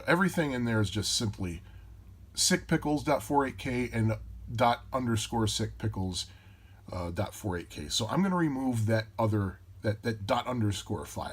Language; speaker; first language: English; native; English